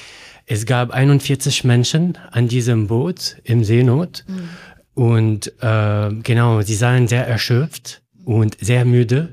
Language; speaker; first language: German; non-native, learner; Arabic